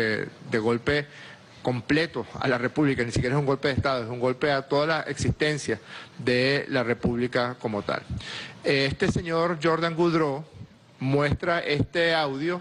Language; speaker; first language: Spanish; native; Spanish